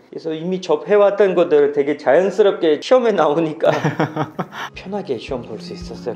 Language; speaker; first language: Korean; non-native, fluent; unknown